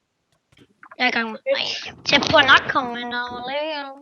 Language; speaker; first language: Danish; native; Danish